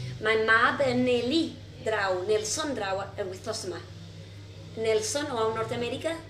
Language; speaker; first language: Welsh; early bilingual, heritage; Welsh